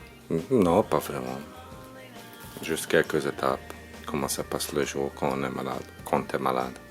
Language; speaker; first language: French; non-native, learner; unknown